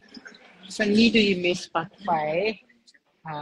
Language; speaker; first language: English; non-native, learner; Thai